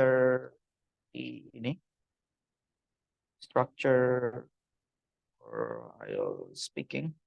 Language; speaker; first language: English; non-native, fluent; Indonesian